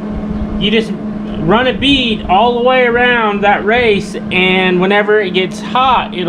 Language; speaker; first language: English; native; English